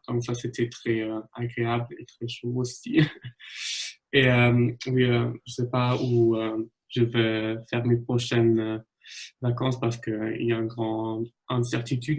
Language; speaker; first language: French; non-native, fluent; German